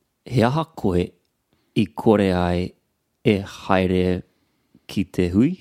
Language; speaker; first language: Māori; non-native, fluent; English